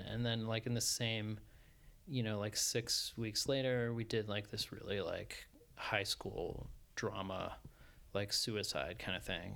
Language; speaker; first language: English; native; English